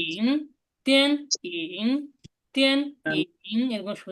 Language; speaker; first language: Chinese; non-native, fluent; Bangla